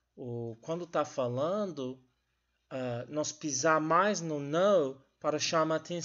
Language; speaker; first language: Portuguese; non-native, learner; English